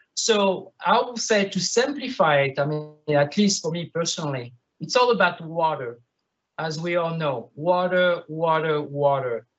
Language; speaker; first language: English; non-native, fluent; French